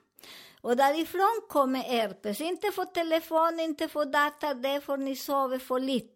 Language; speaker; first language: Swedish; non-native, learner; Spanish